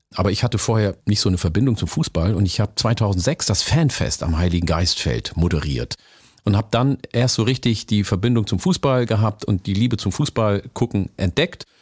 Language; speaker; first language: German; early bilingual, other home language; Oromo